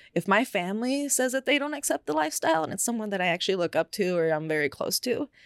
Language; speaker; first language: English; early bilingual, other home language; Spanish